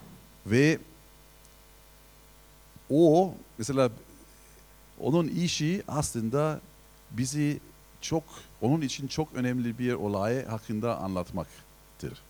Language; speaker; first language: Turkish; non-native, fluent; German